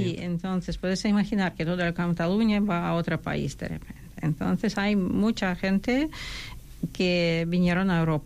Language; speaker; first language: Spanish; non-native, fluent; Ukrainian